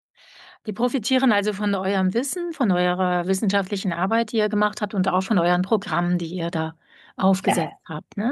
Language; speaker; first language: German; native; German